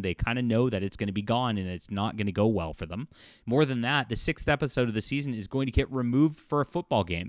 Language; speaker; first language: English; native; English